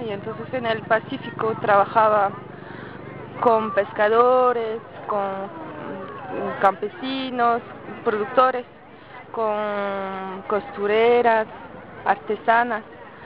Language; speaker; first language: Spanish; non-native, fluent; French